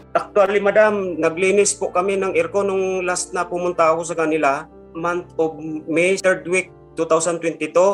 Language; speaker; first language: Filipino; non-native, local second language; Cebuano